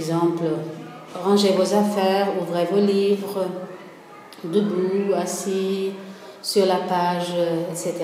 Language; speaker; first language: French; non-native, fluent; Swedish